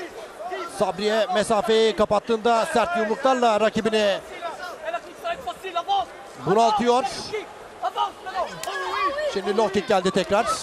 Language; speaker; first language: Turkish; native; Turkish